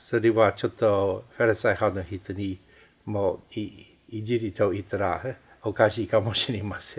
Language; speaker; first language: Japanese; non-native, fluent; English